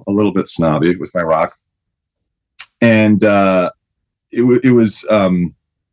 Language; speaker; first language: English; native; English